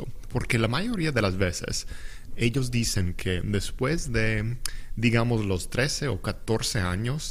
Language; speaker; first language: Spanish; non-native, fluent; English